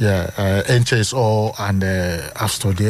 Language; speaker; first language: Dutch; non-native, learner; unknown